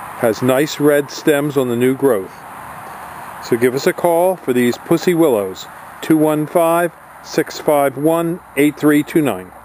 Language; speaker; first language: English; native; English